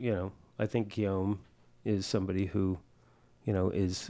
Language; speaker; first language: English; native; English